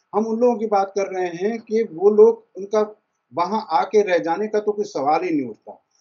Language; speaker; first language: Hindi; early bilingual, heritage; Persian